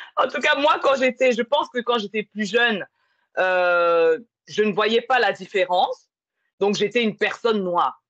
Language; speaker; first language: French; native; French